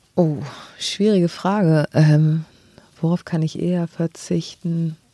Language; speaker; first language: German; early bilingual, other home language; Greek